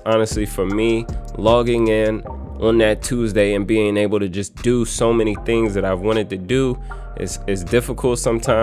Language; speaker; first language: English; native; English